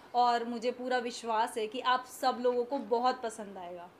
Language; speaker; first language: Hindi; native; Hindi